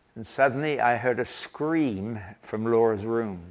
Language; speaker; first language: English; native; English